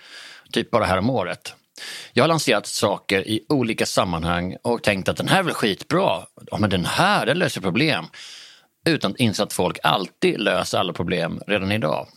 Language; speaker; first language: Swedish; native; Swedish